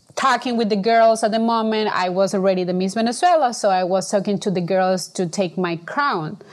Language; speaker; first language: English; non-native, fluent; Spanish